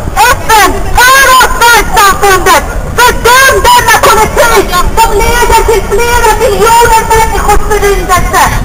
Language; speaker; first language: Swedish; non-native, fluent; Azerbaijani